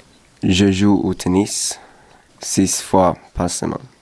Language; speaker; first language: French; non-native, learner; Swedish